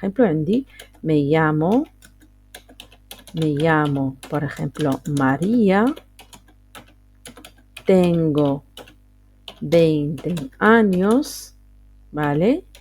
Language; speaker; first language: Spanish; non-native, fluent; Arabic